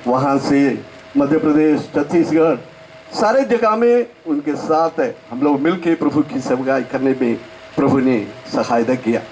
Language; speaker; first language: Hindi; non-native, local second language; Malayalam